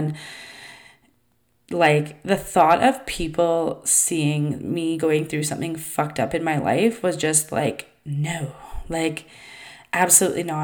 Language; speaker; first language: English; native; English